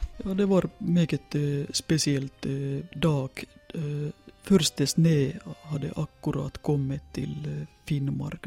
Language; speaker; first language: Norwegian; non-native, fluent; Finnish